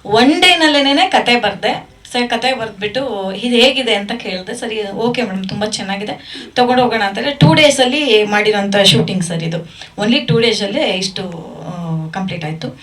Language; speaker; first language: Kannada; native; Kannada